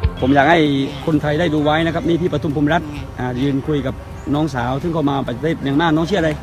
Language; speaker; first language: Thai; native; Thai